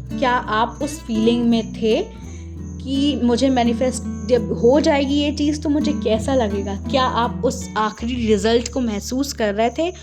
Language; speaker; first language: Hindi; native; Hindi